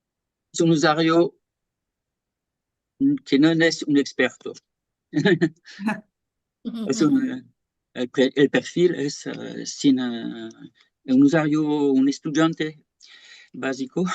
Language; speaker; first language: Spanish; non-native, fluent; French